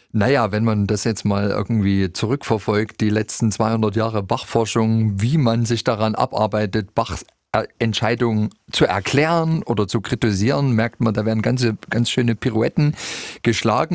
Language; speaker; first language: German; native; German